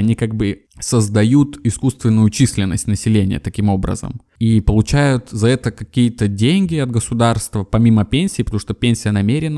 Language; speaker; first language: Russian; native; Russian